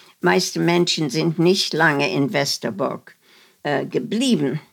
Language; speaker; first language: German; non-native, fluent; Dutch